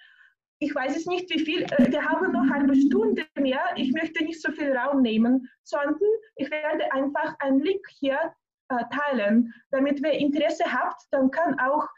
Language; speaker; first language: German; non-native, fluent; Russian